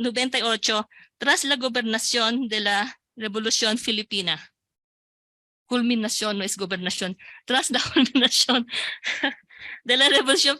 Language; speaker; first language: Spanish; non-native, local second language; Filipino